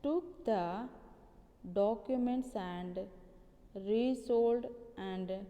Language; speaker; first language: English; non-native, local second language; Telugu